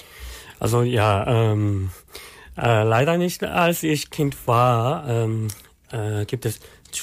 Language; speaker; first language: German; non-native, learner; Korean